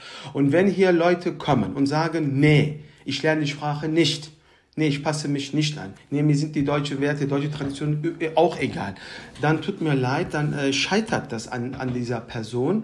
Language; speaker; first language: German; early bilingual, other home language; Turkish